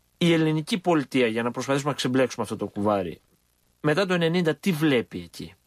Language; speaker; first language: Greek; native; Greek